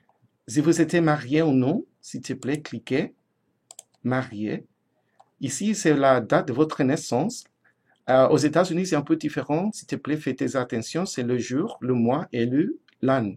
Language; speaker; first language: French; non-native, fluent; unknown